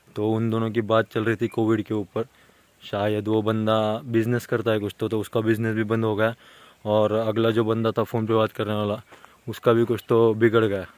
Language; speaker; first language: Hindi; non-native, local second language; Marathi